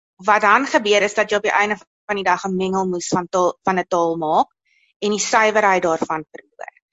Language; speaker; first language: Afrikaans; native; Afrikaans